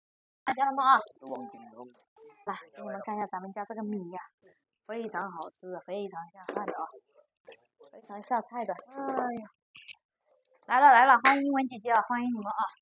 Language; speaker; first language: Chinese; native; Chinese